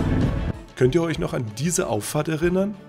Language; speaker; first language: German; native; German